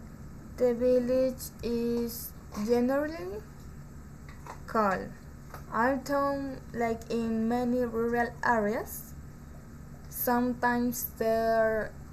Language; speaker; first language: English; non-native, learner; Spanish